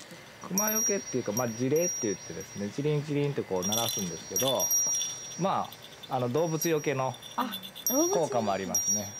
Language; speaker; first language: Japanese; native; Japanese